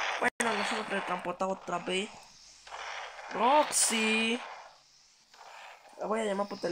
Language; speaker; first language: Spanish; native; Spanish